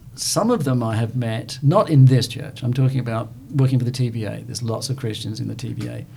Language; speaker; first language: English; native; English